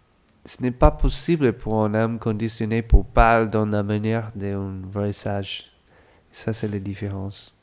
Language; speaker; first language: French; non-native, fluent; English